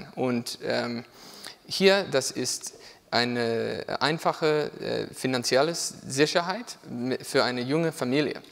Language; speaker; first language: German; non-native, learner; English